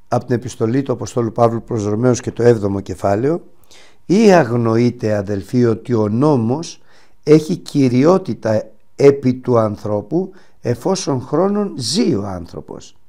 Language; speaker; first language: Greek; native; Greek